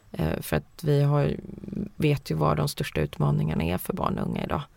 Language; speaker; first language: Swedish; early bilingual, heritage; Swedish